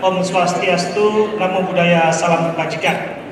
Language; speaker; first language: Indonesian; native; Indonesian